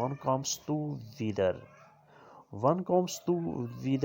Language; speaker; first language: German; non-native, fluent; Urdu